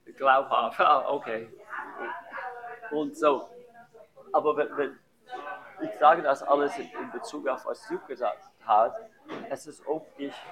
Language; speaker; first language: German; non-native, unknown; English